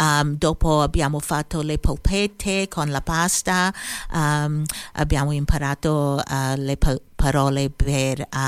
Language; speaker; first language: Italian; early bilingual, heritage; Italian